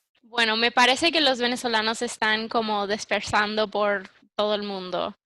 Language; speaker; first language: Spanish; early bilingual, heritage; English